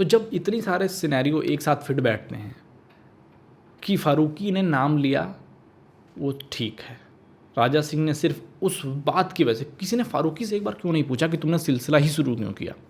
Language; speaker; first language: Hindi; native; Hindi